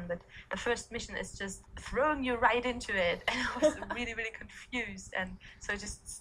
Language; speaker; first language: English; non-native, fluent; German